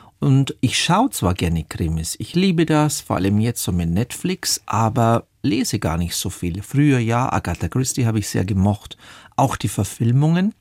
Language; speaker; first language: German; native; German